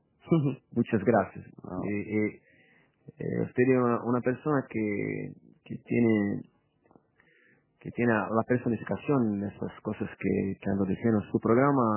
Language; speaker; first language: Spanish; non-native, fluent; Portuguese